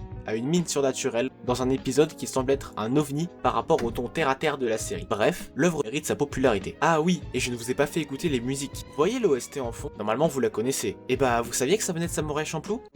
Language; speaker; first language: French; native; French